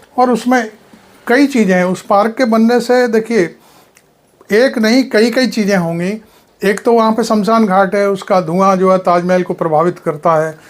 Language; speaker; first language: Hindi; native; Hindi